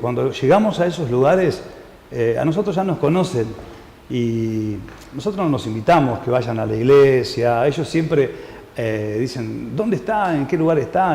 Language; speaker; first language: Spanish; native; Spanish